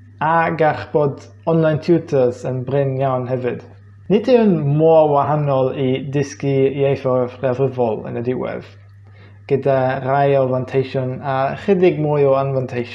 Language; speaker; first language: Welsh; non-native, fluent; English